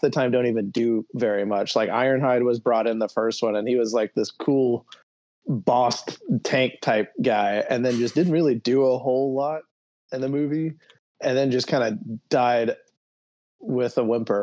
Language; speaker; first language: English; native; English